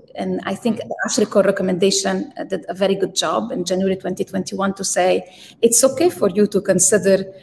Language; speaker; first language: English; non-native, fluent; Arabic